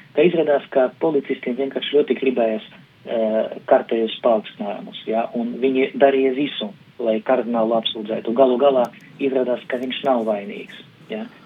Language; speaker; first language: Latvian; non-native, local second language; Russian